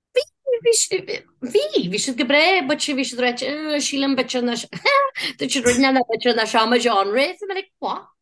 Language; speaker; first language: Irish; native; Irish